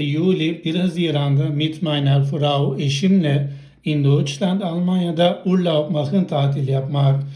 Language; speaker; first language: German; non-native, fluent; Turkish